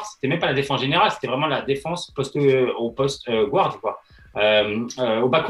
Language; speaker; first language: French; native; French